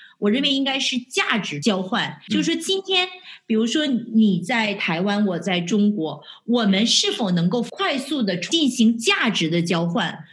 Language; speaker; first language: Chinese; native; Chinese